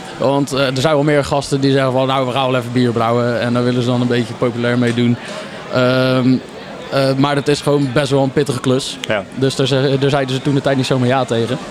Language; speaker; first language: Dutch; native; Dutch